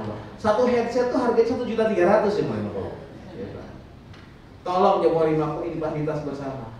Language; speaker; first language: Indonesian; native; Indonesian